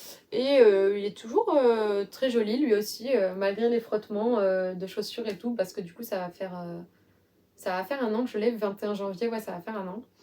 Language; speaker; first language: French; native; French